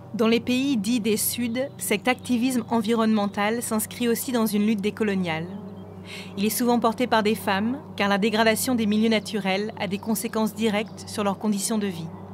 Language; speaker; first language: French; native; French